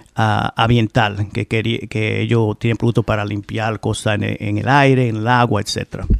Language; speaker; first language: Spanish; early bilingual, heritage; Spanish